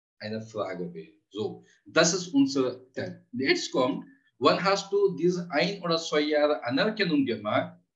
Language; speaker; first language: German; non-native, learner; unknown